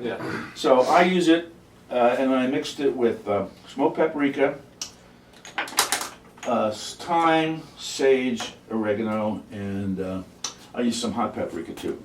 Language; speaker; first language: English; native; English